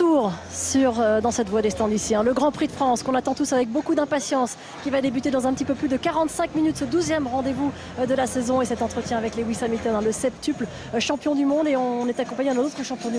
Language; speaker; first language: French; native; French